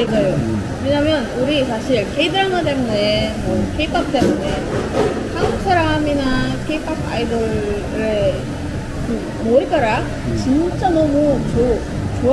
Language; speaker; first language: Korean; non-native, learner; Filipino